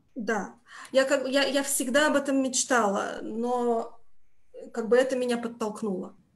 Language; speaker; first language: Russian; native; Russian